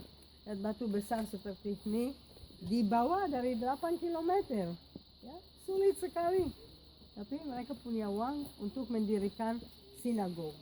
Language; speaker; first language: Indonesian; non-native, fluent; Hebrew